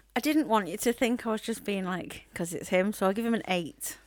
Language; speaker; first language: English; native; English